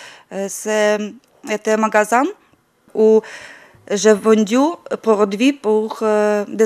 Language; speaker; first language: French; non-native, learner; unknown